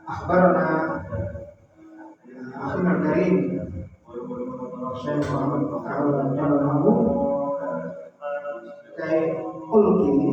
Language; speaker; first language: Arabic; non-native, fluent; Indonesian